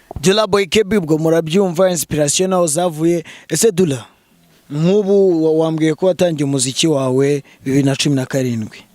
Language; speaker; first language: Kinyarwanda; native; Kinyarwanda